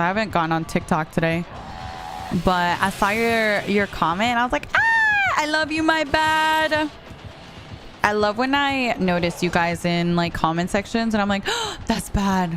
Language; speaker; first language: English; early bilingual, heritage; Spanish